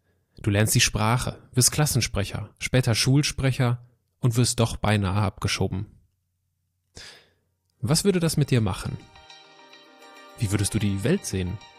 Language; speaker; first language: German; native; German